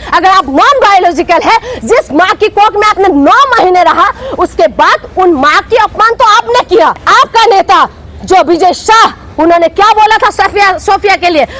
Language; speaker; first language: Hindi; non-native, local second language; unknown